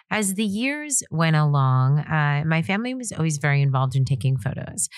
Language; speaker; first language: English; native; English